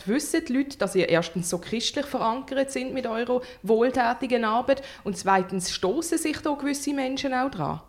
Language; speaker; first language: German; native; German